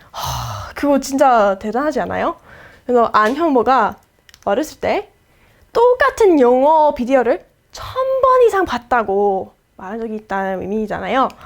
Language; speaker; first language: Korean; non-native, fluent; English